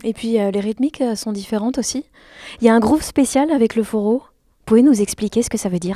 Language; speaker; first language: French; native; French